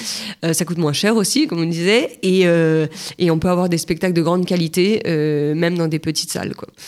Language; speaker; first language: French; native; French